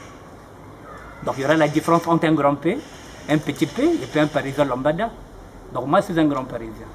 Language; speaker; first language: French; non-native, local second language; Lingala